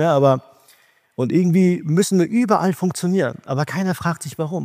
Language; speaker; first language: German; early bilingual, other home language; Urdu